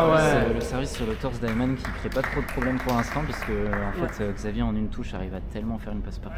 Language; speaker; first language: French; native; French